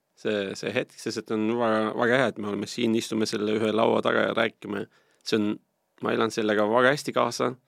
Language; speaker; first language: Estonian; non-native, fluent; Turkish